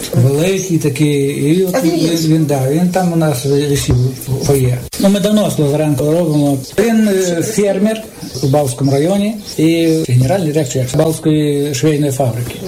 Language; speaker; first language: Ukrainian; native; Ukrainian